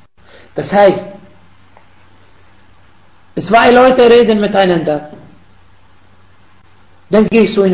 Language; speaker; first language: German; non-native, fluent; Arabic